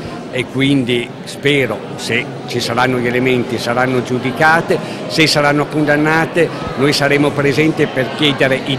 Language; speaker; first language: Italian; native; Italian